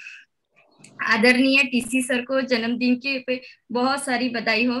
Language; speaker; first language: Hindi; native; Hindi